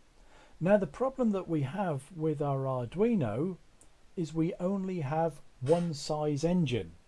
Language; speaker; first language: English; native; English